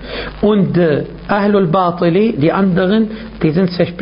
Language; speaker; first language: German; non-native, fluent; Arabic